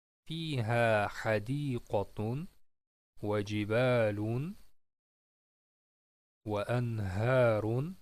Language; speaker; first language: Arabic; non-native, fluent; Uzbek